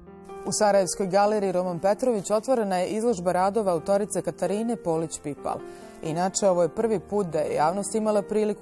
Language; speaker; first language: Serbian; native; Serbian